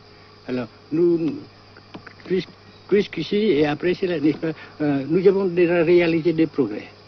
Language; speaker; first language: French; non-native, local second language; Vietnamese